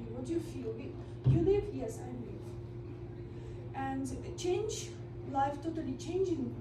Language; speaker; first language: English; non-native, learner; Russian